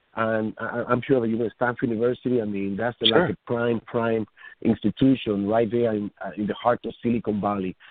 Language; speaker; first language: English; non-native, fluent; Spanish